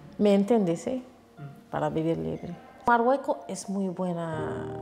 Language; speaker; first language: Spanish; non-native, learner; Arabic